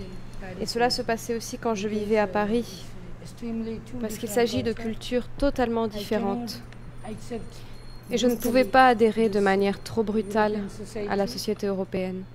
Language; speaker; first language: French; non-native, fluent; Malayalam